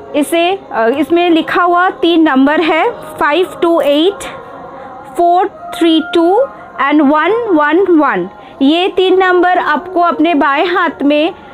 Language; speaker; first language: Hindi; non-native, local second language; Bangla